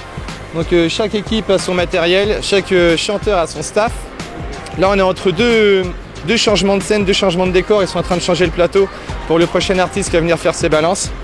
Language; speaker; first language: French; native; French